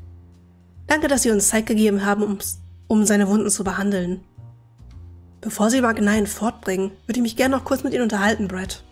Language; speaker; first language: German; native; German